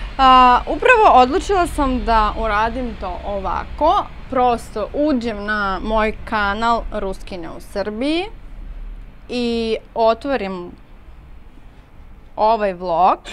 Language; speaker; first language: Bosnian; non-native, learner; Russian